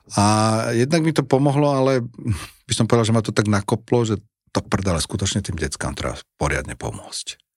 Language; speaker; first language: Slovak; native; Slovak